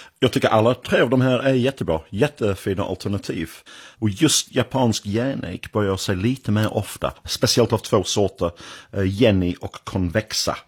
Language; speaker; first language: Swedish; non-native, fluent; English